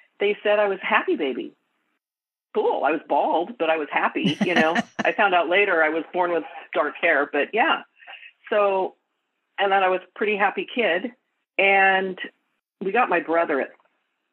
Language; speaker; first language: English; native; English